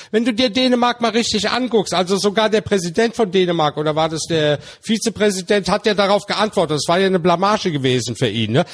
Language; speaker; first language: German; early bilingual, other home language; Turkish